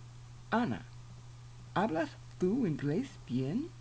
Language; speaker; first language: Spanish; non-native, fluent; English